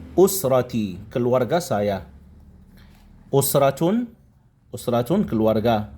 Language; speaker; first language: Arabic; non-native, fluent; Indonesian